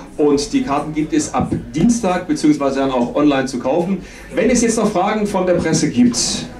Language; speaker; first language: German; native; German